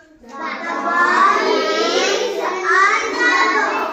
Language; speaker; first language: English; non-native, learner; Telugu